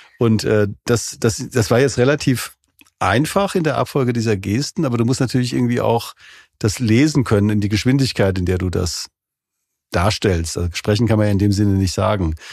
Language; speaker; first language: German; native; German